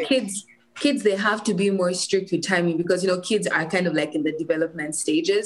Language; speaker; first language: English; non-native, local second language; Ganda